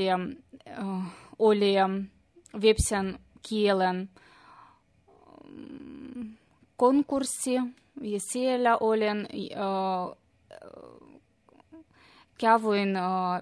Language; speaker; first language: Finnish; non-native, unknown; Russian